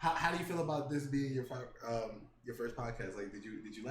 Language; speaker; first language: English; native; English